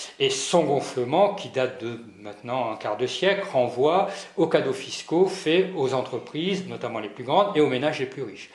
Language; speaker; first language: French; native; French